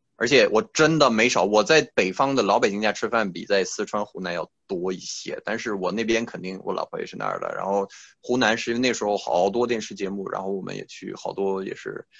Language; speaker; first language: Chinese; non-native, fluent; French